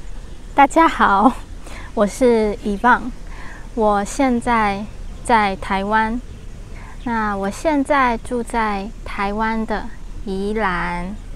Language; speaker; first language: Chinese; non-native, learner; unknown